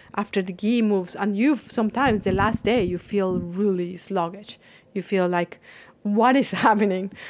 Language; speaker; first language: English; non-native, fluent; Spanish